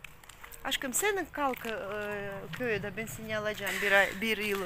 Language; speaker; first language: Turkish; non-native, learner; Russian